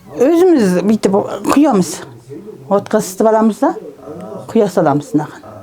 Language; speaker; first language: Kazakh; native; Kazakh